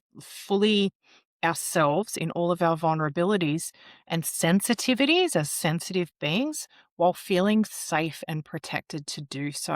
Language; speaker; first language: English; native; English